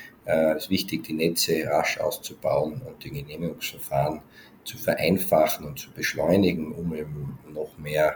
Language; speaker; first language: German; native; German